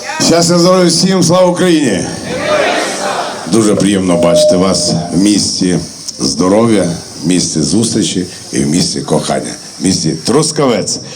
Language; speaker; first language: Ukrainian; native; Ukrainian